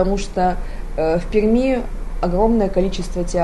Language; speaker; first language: Russian; native; Russian